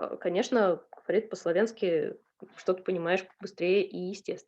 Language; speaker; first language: Russian; native; Russian